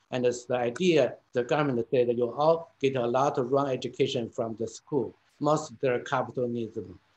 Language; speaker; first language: English; non-native, fluent; Chinese